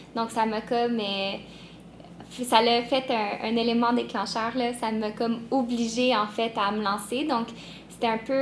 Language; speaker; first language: French; native; French